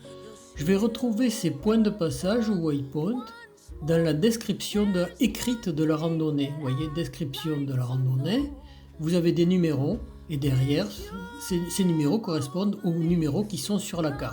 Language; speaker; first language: French; native; French